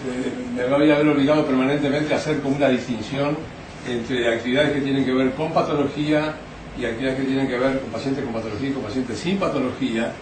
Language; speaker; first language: Spanish; native; Spanish